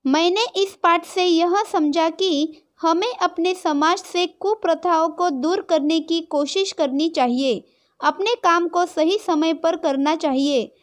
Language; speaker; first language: Hindi; non-native, local second language; Marathi